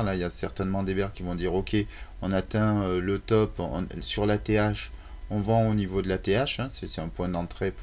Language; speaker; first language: French; native; French